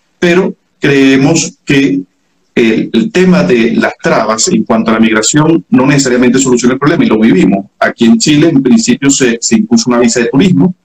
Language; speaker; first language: Spanish; native; Spanish